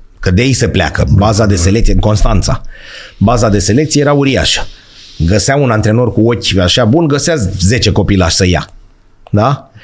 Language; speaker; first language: Romanian; native; Romanian